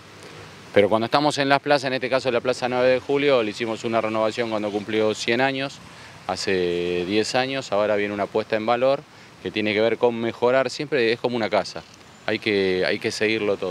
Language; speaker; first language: Spanish; native; Spanish